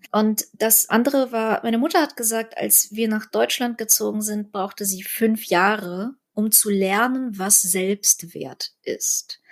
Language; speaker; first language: German; early bilingual, other home language; Russian